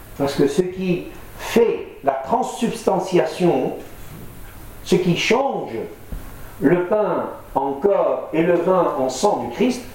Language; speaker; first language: French; non-native, local second language; Assyrian Neo-Aramaic